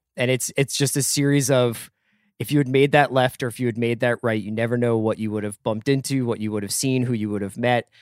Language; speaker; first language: English; native; English